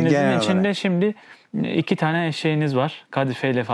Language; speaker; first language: Turkish; native; Turkish